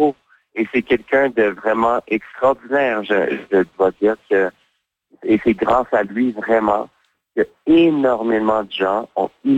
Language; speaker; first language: French; native; French